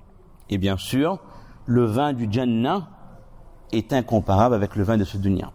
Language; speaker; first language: French; native; French